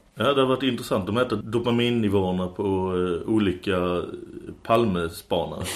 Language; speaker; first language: Swedish; native; Swedish